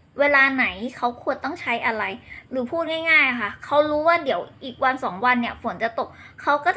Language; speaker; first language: Thai; native; Thai